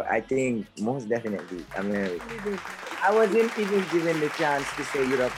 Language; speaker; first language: English; non-native, local second language; Mandingo